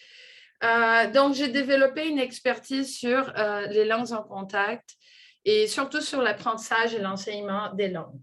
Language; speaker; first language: French; non-native, fluent; Portuguese